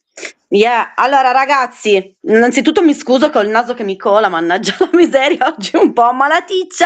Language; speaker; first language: Italian; native; Italian